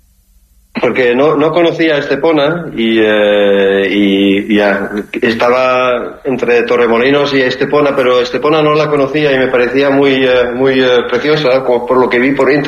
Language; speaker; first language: Spanish; early bilingual, heritage; Spanish